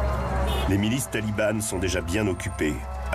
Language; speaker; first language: French; native; French